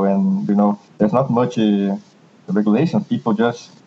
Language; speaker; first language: English; non-native, fluent; Portuguese